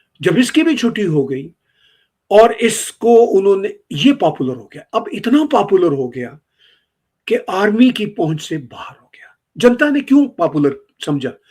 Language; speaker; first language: Urdu; native; Urdu